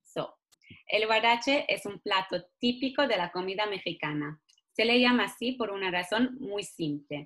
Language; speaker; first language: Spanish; non-native, fluent; Italian